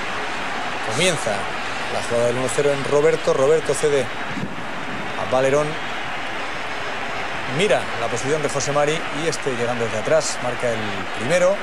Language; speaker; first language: Spanish; native; Spanish